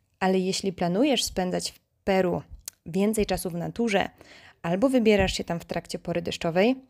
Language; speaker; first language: Polish; native; Polish